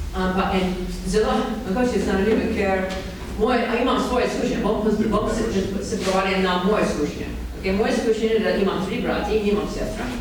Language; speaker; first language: Slovenian; non-native, learner; English